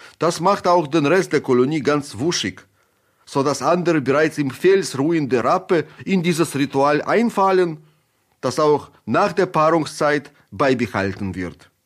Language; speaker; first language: German; non-native, fluent; Russian